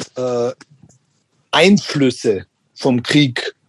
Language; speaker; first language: German; native; German